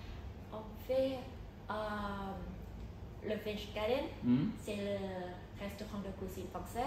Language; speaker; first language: French; non-native, fluent; Thai